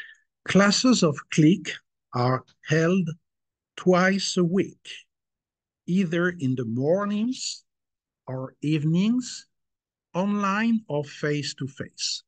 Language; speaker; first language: English; non-native, fluent; French